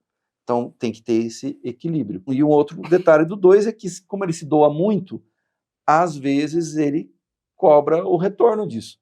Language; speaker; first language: Portuguese; native; Portuguese